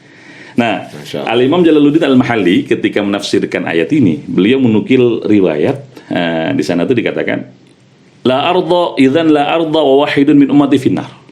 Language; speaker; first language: Indonesian; native; Indonesian